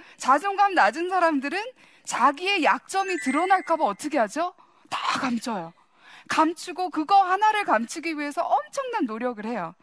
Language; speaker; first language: Korean; early bilingual, heritage; Korean